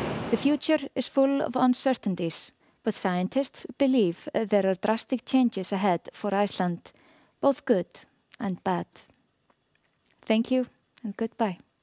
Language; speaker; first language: English; non-native, fluent; Icelandic